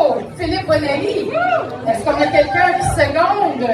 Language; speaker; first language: French; native; French